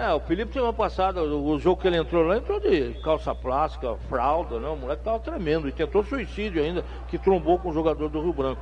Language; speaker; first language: Portuguese; native; Portuguese